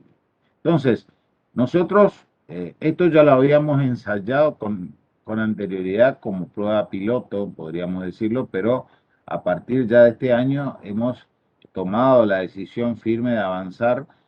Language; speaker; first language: Spanish; native; Spanish